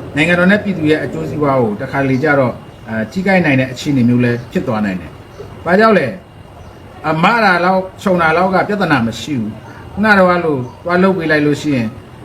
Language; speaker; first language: Burmese; native; Burmese